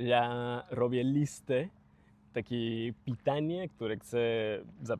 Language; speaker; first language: Polish; non-native, learner; Spanish